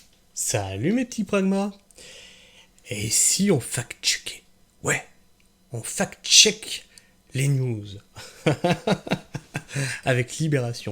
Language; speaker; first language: French; native; French